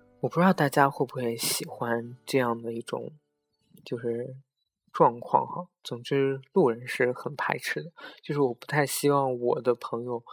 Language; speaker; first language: Chinese; native; Chinese